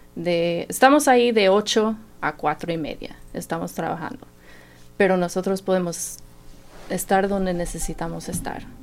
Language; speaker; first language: Spanish; non-native, fluent; English